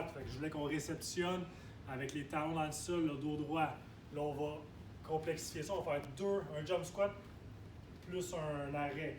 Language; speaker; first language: French; native; French